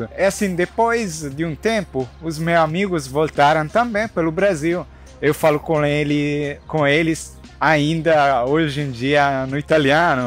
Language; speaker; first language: Portuguese; non-native, learner; Italian